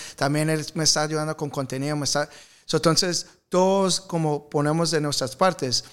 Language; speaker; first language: Spanish; early bilingual, heritage; Spanish